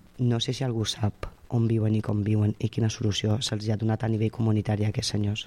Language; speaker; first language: Catalan; non-native, fluent; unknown